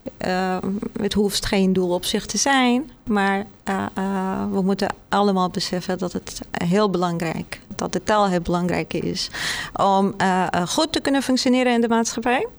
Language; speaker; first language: Dutch; non-native, fluent; Arabic